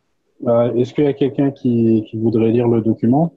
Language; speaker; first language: French; native; French